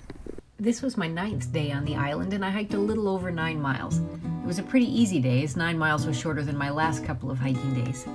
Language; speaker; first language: English; native; English